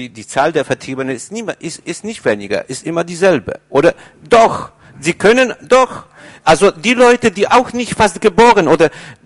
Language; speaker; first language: German; non-native, fluent; Polish